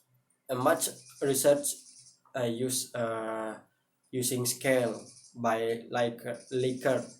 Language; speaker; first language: English; non-native, learner; Indonesian